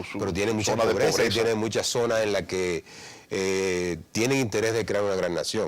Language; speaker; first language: Spanish; native; Spanish